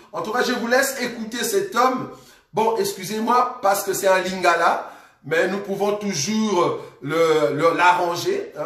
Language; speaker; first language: French; non-native, local second language; Lingala